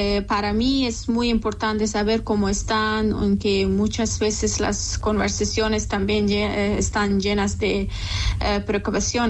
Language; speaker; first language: Spanish; non-native, local second language; Persian